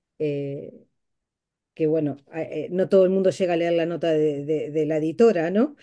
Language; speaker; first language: Spanish; native; Spanish